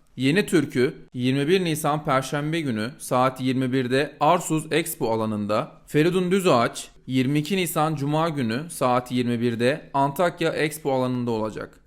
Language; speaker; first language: Turkish; native; Turkish